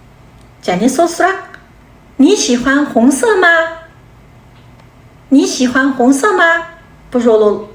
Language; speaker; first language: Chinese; non-native, fluent; Kazakh